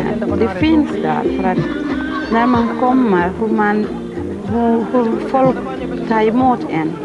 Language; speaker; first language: Swedish; non-native, fluent; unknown